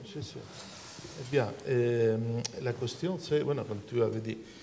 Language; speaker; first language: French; non-native, learner; Spanish